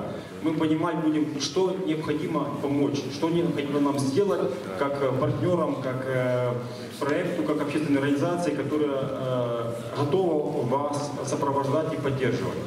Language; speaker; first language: Russian; native; Russian